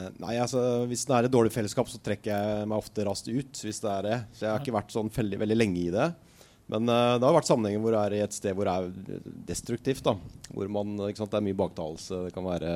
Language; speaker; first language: Norwegian; native; Norwegian